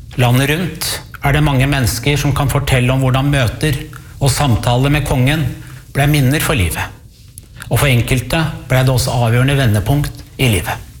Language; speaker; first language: Norwegian; early bilingual, other home language; Persian